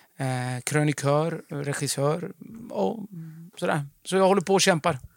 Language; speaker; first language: Swedish; early bilingual, other home language; Kurdish